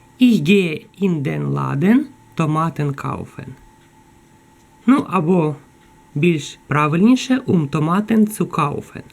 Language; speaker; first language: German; non-native, fluent; Ukrainian